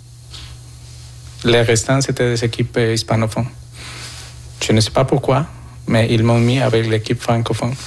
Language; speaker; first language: French; non-native, fluent; Spanish